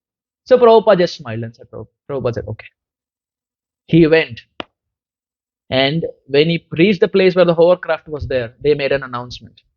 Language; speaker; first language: English; non-native, local second language; Hindi